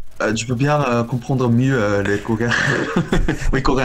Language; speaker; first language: French; non-native, learner; Korean